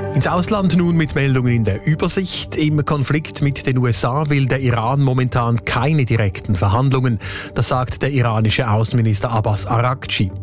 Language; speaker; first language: German; native; German